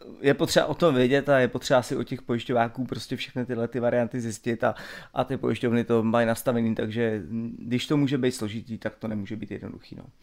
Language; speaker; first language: Czech; native; Czech